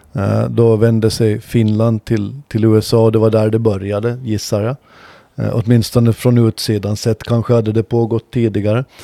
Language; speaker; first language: Swedish; native; Swedish